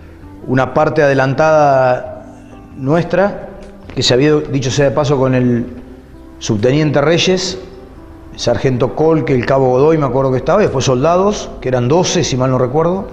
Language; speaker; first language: Spanish; native; Spanish